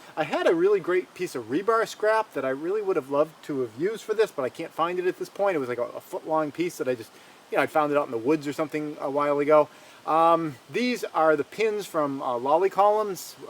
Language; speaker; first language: English; native; English